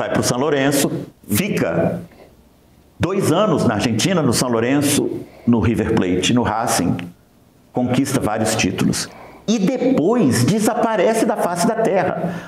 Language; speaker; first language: Portuguese; native; Portuguese